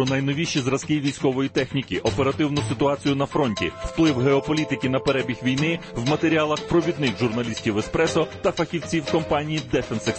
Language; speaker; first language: Ukrainian; native; Ukrainian